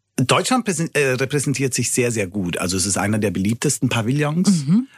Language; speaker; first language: German; early bilingual, other home language; Italian